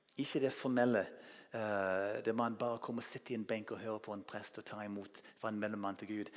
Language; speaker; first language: Norwegian; non-native, fluent; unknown